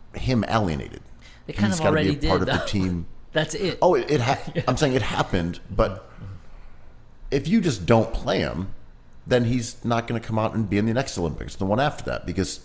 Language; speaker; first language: English; native; English